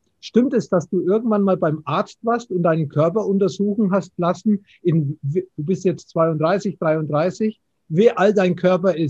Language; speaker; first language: German; native; German